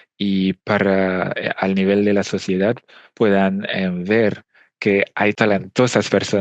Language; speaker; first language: Spanish; non-native, fluent; English